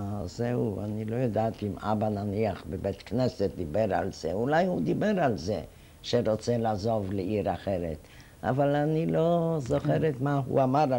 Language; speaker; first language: Hebrew; non-native, fluent; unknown